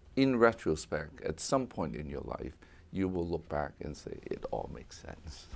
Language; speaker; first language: English; non-native, local second language; Cantonese